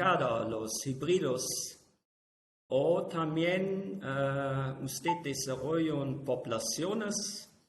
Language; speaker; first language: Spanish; non-native, fluent; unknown